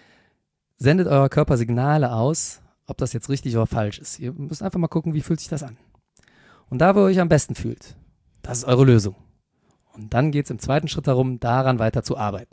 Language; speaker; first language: German; native; German